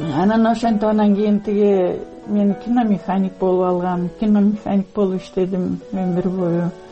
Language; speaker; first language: Kyrgyz; non-native, local second language; Russian